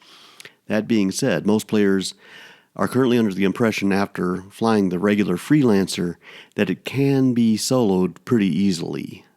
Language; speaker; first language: English; native; English